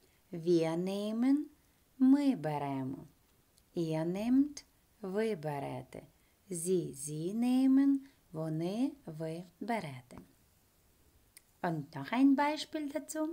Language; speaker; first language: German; non-native, fluent; Ukrainian